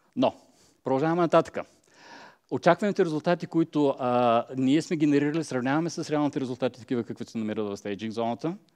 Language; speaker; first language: Bulgarian; native; Bulgarian